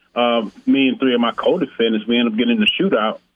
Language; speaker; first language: English; native; English